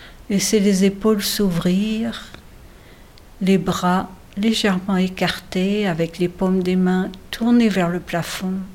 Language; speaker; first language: French; native; French